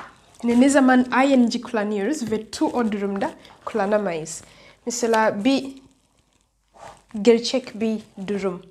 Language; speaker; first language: Turkish; non-native, fluent; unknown